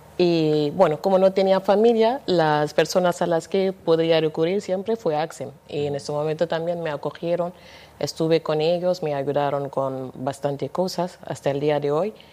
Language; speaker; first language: Spanish; non-native, fluent; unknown